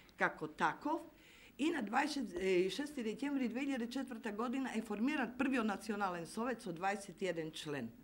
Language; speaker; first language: Macedonian; early bilingual, heritage; Macedonian